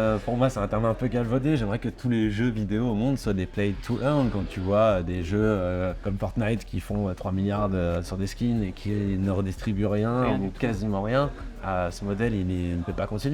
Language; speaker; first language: French; native; French